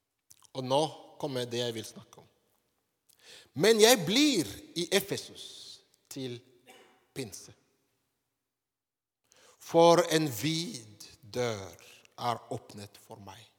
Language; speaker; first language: Norwegian; non-native, fluent; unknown